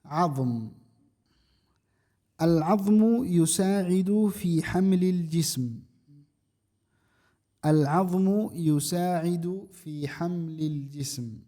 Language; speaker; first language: Arabic; non-native, fluent; Indonesian